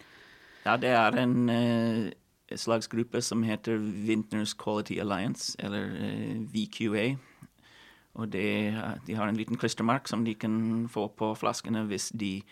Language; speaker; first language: Norwegian; non-native, fluent; English